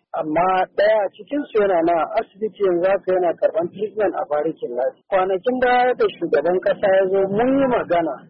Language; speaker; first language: Hausa; non-native, local second language; Fula